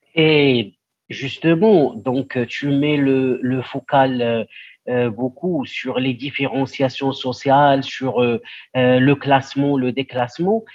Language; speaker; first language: French; non-native, local second language; Arabic